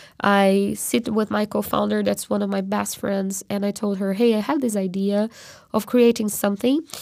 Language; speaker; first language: English; non-native, fluent; Portuguese